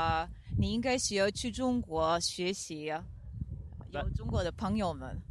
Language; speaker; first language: Chinese; non-native, fluent; Croatian